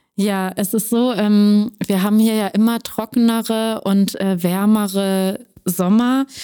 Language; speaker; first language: German; native; German